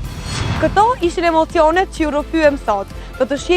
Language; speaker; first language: Albanian; native; Albanian